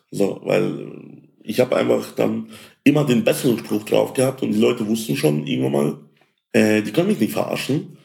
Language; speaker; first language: German; early bilingual, other home language; Ukrainian